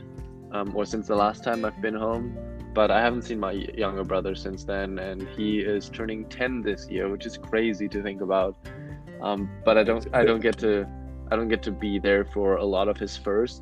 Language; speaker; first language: English; non-native, fluent; German